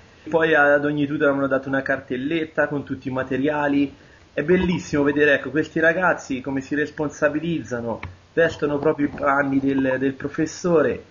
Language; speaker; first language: Italian; native; Italian